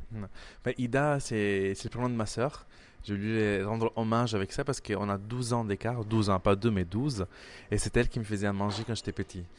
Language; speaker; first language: French; non-native, fluent; Italian